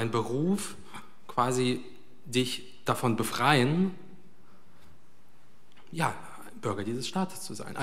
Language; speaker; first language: German; early bilingual, other home language; Russian